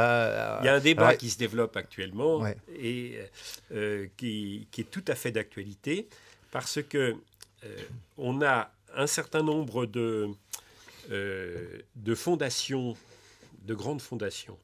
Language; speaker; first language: French; native; French